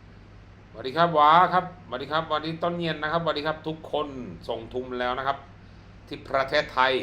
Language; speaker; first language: Thai; non-native, fluent; Swedish